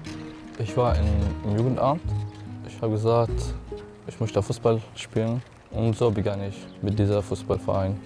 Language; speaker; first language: German; non-native, learner; Arabic